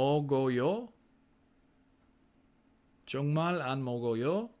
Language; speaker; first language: Korean; non-native, learner; English